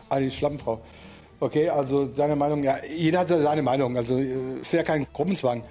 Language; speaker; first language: German; early bilingual, other home language; Turkish